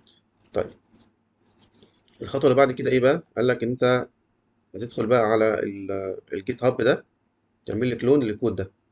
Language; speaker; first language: Arabic; native; Arabic